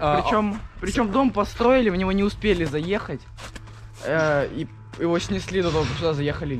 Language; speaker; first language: Russian; native; Russian